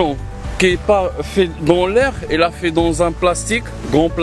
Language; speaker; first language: French; non-native, learner; Arabic